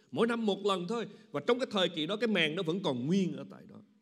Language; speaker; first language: Vietnamese; native; Vietnamese